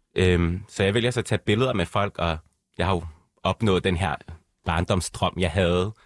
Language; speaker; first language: Danish; early bilingual, other home language; Arabic